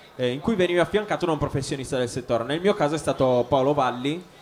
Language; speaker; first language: Italian; native; Italian